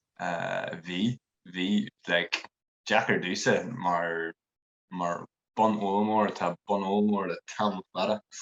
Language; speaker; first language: Irish; native; Irish